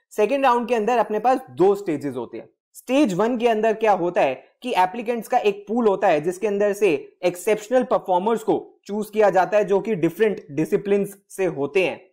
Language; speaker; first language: Hindi; native; Hindi